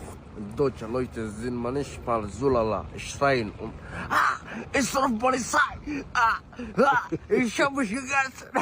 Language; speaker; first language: German; non-native, learner; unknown